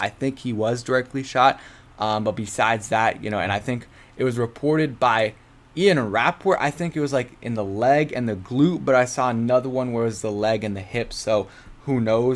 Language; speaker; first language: English; native; English